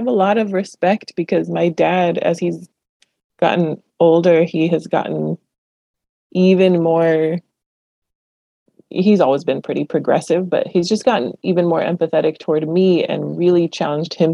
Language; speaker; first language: English; early bilingual, other home language; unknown